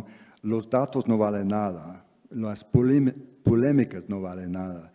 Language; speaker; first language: Spanish; non-native, fluent; English